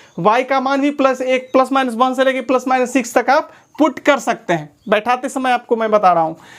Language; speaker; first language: Hindi; native; Hindi